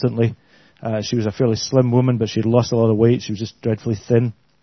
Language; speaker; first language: English; native; English